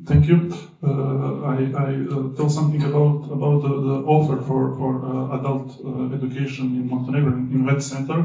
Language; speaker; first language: English; non-native, learner; Serbian